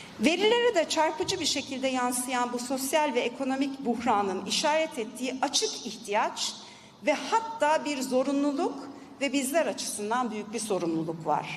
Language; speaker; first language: Turkish; native; Turkish